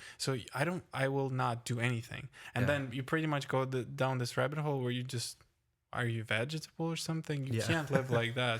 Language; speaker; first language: English; non-native, fluent; Ukrainian